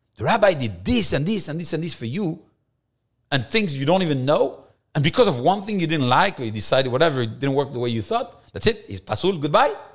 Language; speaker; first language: English; non-native, fluent; French